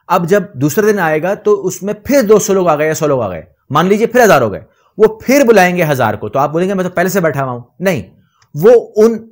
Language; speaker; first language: Urdu; native; Urdu